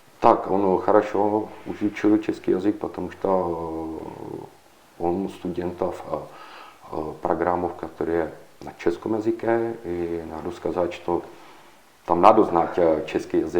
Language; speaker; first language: Russian; non-native, learner; Czech